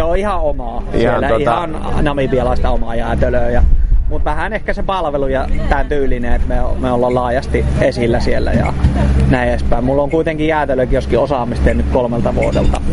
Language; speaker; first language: Finnish; native; Finnish